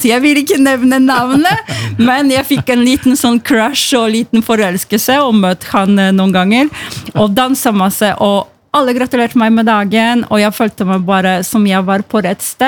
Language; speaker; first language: Norwegian; non-native, fluent; Polish